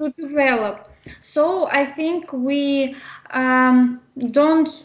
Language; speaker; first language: English; non-native, learner; Russian